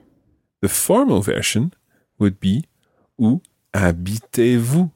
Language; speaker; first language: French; non-native, fluent; English